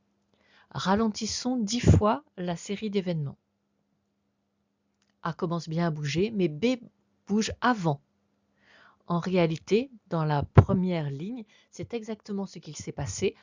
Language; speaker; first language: French; native; French